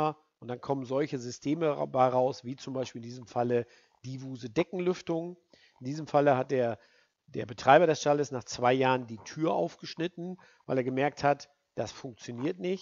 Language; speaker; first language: German; native; German